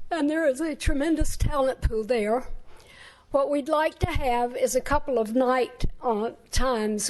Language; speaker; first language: English; native; English